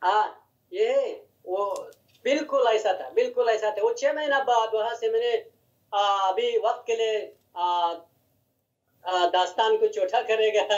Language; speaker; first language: Hindi; non-native, learner; Hazaragi